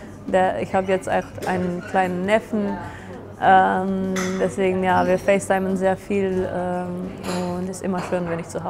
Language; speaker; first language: German; non-native, fluent; Slovenian